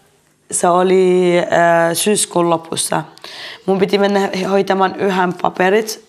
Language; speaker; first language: Finnish; non-native, fluent; Arabic